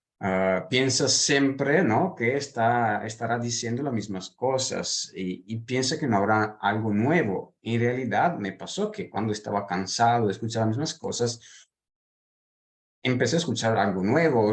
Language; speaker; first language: Spanish; non-native, fluent; Italian